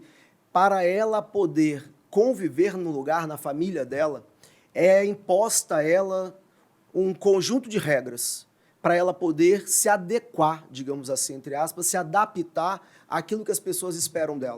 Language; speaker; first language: Portuguese; native; Portuguese